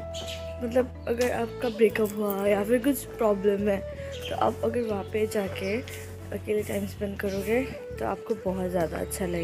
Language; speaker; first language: Hindi; non-native, local second language; Assamese